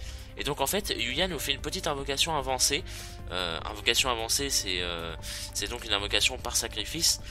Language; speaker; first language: French; native; French